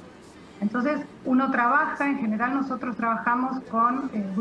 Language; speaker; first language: Spanish; native; Spanish